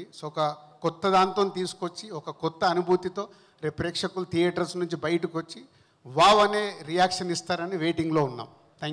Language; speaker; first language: Telugu; native; Telugu